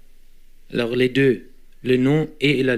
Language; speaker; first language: French; non-native, learner; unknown